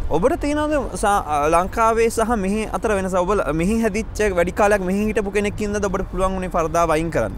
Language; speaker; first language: Sinhala; native; Sinhala